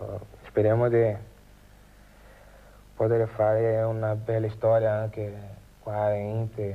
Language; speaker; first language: Italian; non-native, learner; Portuguese